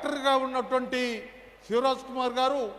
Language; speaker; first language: Telugu; native; Telugu